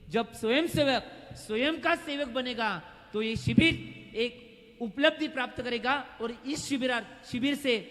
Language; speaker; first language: Hindi; non-native, local second language; Marathi